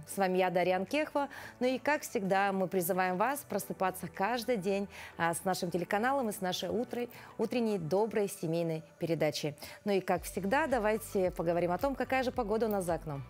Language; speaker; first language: Russian; native; Russian